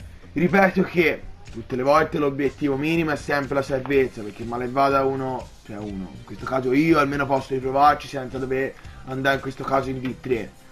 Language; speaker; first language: Italian; native; Italian